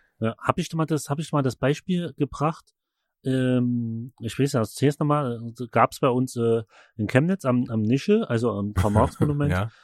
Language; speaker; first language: German; native; German